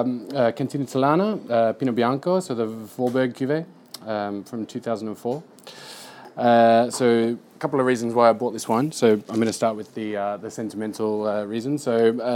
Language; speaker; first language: English; native; English